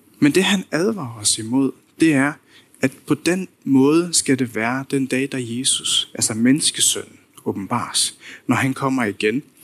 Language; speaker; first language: Danish; non-native, local second language; Faroese